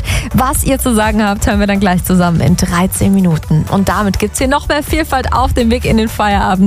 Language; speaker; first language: German; native; German